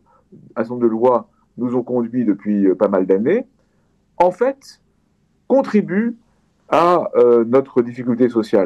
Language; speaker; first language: French; native; French